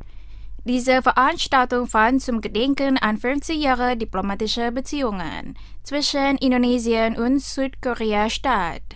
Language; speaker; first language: German; non-native, fluent; Indonesian